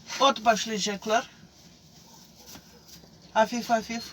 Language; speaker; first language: Turkish; non-native, fluent; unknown